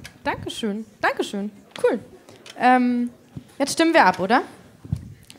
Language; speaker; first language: German; native; German